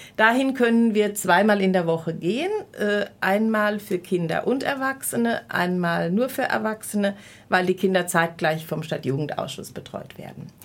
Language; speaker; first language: German; native; German